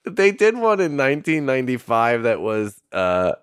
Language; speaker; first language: English; native; English